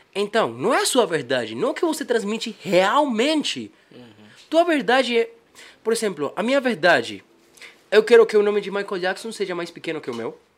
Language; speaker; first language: Portuguese; non-native, fluent; Spanish